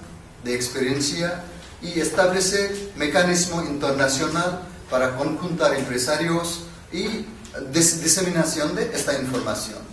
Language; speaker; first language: Spanish; non-native, learner; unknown